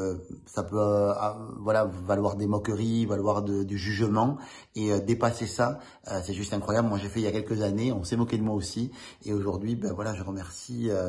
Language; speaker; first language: French; native; French